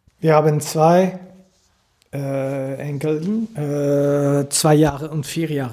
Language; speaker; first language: German; non-native, local second language; French